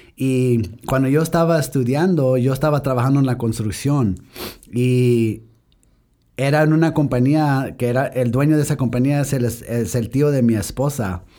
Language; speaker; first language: Spanish; early bilingual, heritage; Spanish